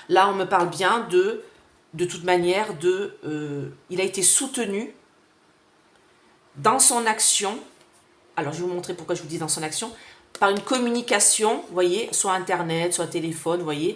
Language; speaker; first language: French; native; French